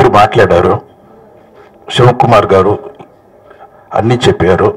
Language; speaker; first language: Telugu; non-native, fluent; Tamil